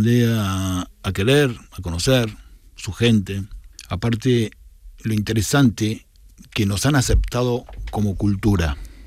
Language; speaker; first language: Spanish; native; Spanish